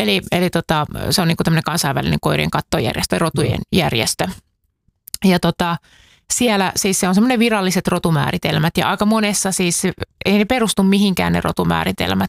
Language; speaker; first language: Finnish; native; Finnish